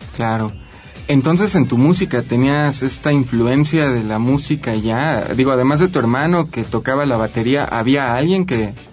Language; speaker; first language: Spanish; native; Spanish